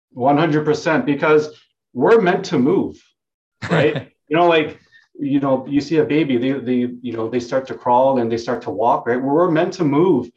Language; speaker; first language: English; non-native, local second language; Vietnamese